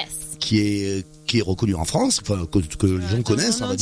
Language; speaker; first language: French; native; French